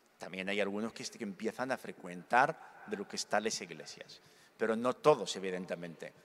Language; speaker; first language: Spanish; early bilingual, other home language; Berber languages